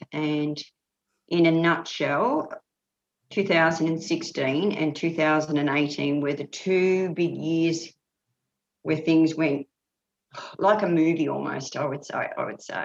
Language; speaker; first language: English; native; English